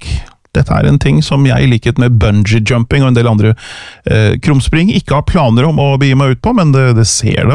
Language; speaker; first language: Norwegian; native; Norwegian